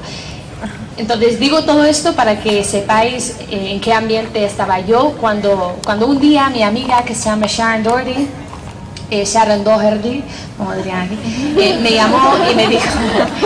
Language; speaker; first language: Spanish; non-native, fluent; English